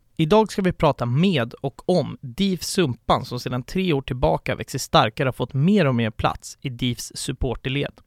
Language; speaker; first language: Swedish; native; Swedish